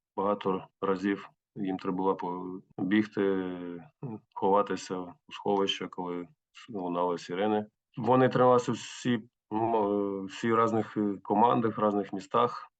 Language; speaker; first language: Ukrainian; non-native, local second language; Russian